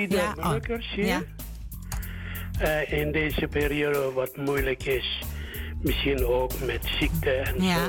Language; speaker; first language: Dutch; early bilingual, other home language; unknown